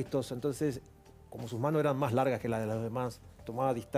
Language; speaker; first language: Spanish; native; Spanish